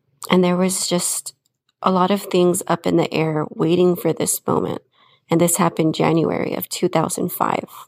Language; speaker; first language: English; early bilingual, other home language; Spanish